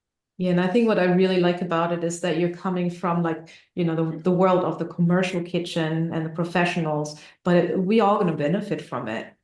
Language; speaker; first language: English; non-native, fluent; German